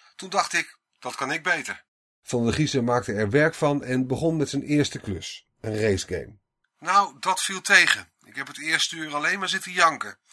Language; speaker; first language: Dutch; native; Dutch